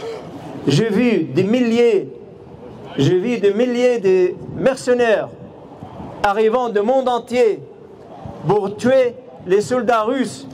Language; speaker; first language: French; non-native, fluent; Arabic